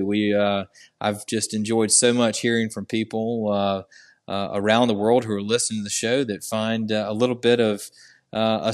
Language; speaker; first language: English; native; English